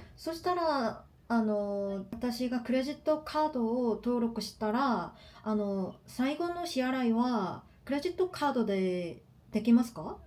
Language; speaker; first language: Japanese; non-native, learner; Korean